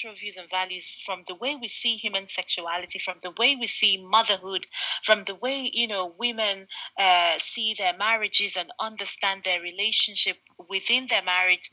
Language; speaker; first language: English; non-native, local second language; Igbo